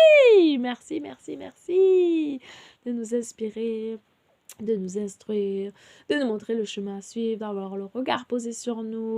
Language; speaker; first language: French; native; French